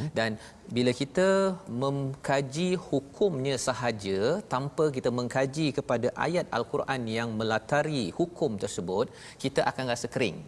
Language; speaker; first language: Malay; native; Malay